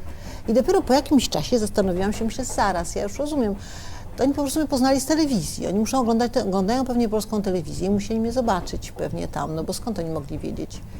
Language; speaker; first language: Polish; native; Polish